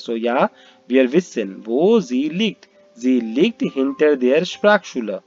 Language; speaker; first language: German; non-native, fluent; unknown